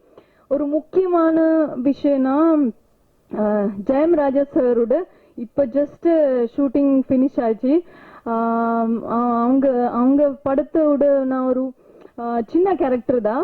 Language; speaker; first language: Tamil; non-native, learner; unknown